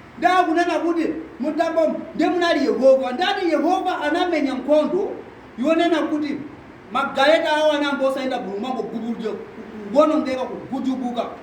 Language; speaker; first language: Nyanja; non-native, local second language; Tumbuka